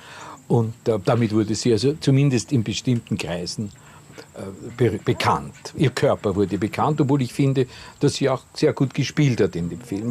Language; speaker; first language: German; native; German